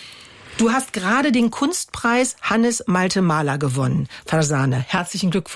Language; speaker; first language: German; native; German